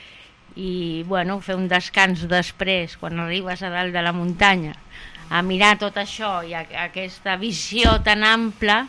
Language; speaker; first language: Catalan; non-native, local second language; Spanish